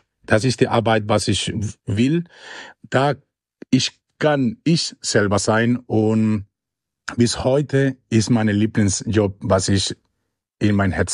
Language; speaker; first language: German; non-native, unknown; Spanish